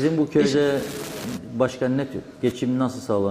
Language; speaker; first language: Turkish; native; Turkish